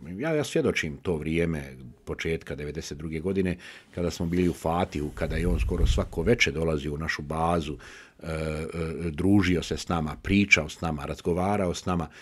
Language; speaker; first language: Bosnian; native; Bosnian